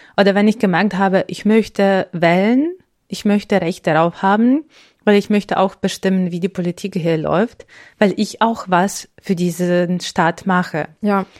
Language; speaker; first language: German; non-native, fluent; Ukrainian